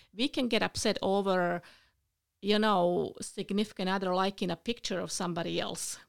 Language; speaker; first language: English; non-native, fluent; Bosnian